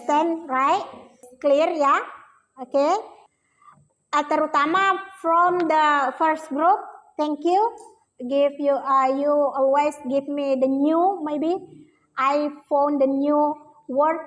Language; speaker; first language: English; non-native, learner; Indonesian